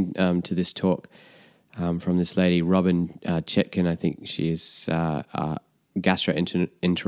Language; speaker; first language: English; native; English